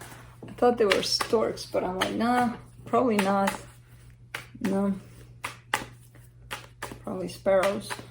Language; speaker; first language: English; native; English